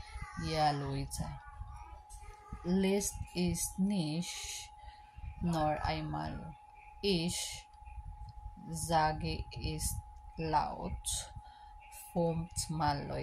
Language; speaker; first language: German; non-native, learner; Filipino